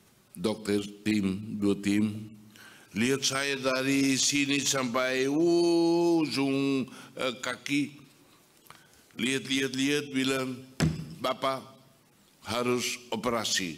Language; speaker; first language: Indonesian; non-native, fluent; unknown